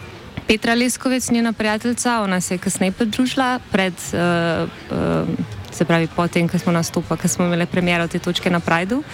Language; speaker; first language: Slovenian; native; Slovenian